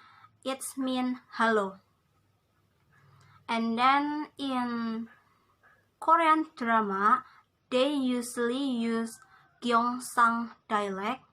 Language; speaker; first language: English; non-native, learner; Indonesian